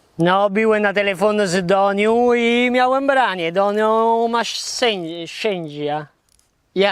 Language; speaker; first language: Polish; non-native, learner; Italian